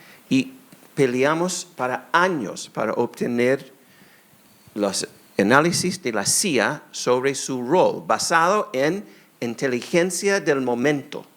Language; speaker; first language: Spanish; non-native, fluent; English